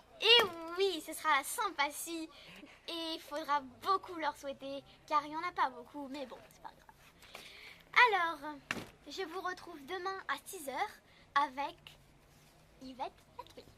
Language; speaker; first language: French; native; French